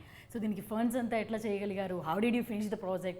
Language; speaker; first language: Telugu; native; Telugu